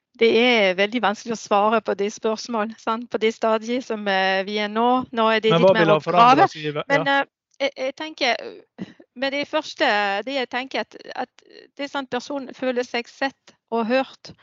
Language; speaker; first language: Norwegian; non-native, fluent; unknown